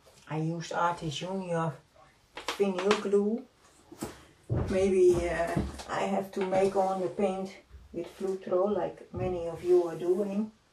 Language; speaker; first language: English; non-native, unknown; Dutch